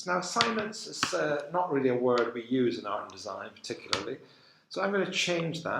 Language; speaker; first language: English; native; English